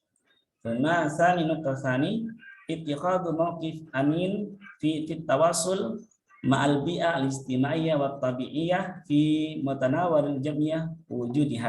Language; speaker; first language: Arabic; non-native, fluent; Indonesian